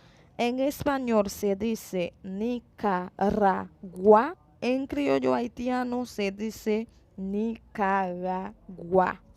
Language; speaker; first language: Spanish; non-native, fluent; Haitian Creole